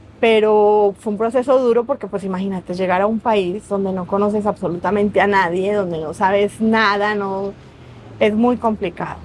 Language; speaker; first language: Spanish; native; Spanish